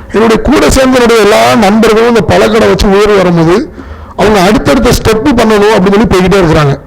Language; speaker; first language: Tamil; non-native, local second language; Telugu